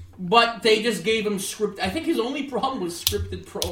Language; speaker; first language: English; early bilingual, other home language; Greek